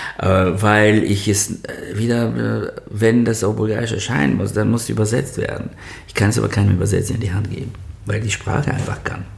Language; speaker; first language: German; non-native, fluent; Bulgarian